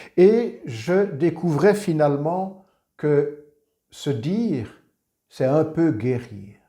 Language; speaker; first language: French; native; French